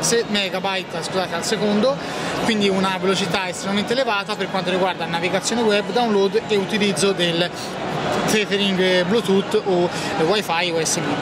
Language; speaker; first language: Italian; native; Italian